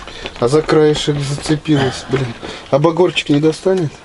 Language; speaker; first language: Russian; native; Russian